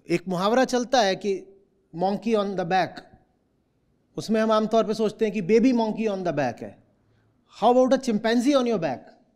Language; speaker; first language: Hindi; native; Hindi